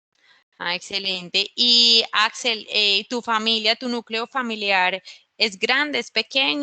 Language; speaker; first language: Spanish; native; Spanish